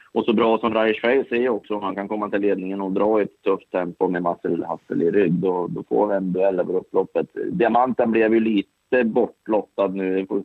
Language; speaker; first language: Swedish; native; Swedish